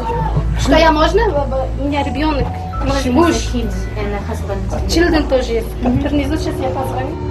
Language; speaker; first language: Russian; non-native, learner; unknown